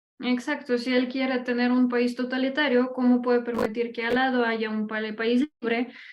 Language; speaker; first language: Spanish; non-native, fluent; Ukrainian